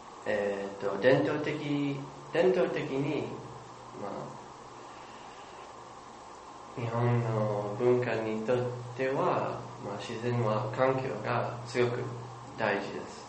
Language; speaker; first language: Japanese; non-native, learner; English